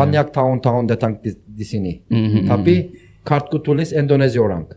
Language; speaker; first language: Indonesian; non-native, learner; Turkish